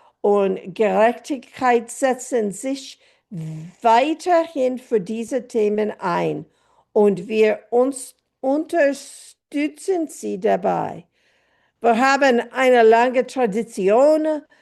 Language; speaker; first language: German; non-native, fluent; English